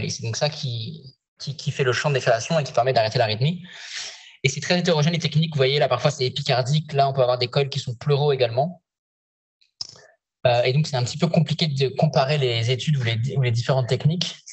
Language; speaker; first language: French; native; French